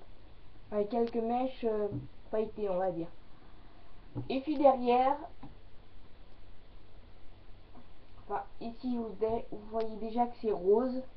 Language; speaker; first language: French; native; French